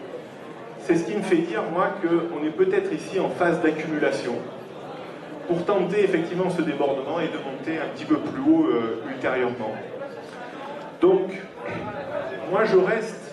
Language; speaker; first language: French; native; French